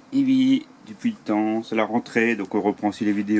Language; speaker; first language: French; native; French